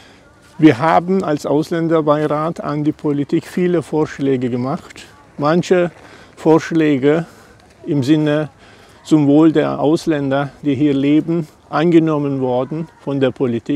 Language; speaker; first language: German; non-native, fluent; Turkish